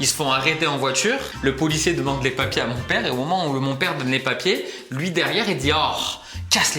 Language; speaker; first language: French; native; French